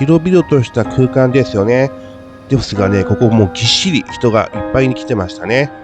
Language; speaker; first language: Japanese; native; Japanese